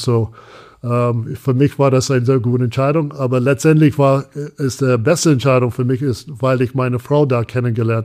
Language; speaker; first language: German; non-native, fluent; English